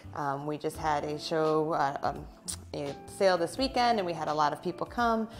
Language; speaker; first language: English; native; English